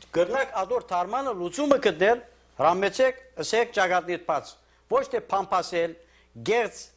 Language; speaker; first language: Armenian; native; Armenian